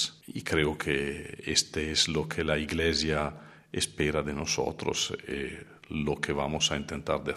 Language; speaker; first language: Spanish; non-native, fluent; Italian